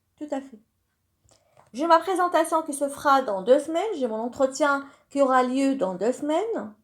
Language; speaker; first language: French; non-native, local second language; Arabic